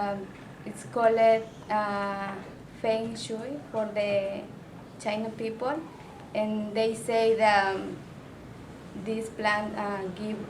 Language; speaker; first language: English; non-native, learner; Spanish